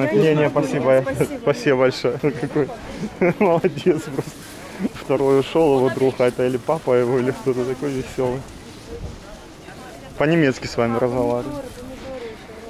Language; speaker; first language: Russian; native; Russian